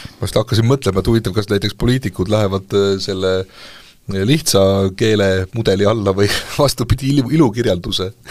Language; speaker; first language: Estonian; native; Estonian